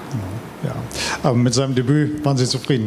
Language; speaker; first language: German; native; German